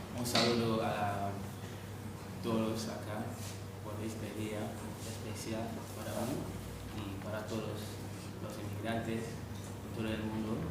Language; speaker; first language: Spanish; non-native, learner; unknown